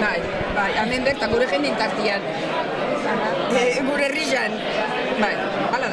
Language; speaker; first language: Basque; native; Basque